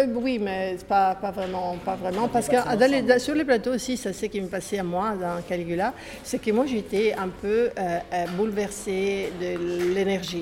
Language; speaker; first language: French; non-native, fluent; Italian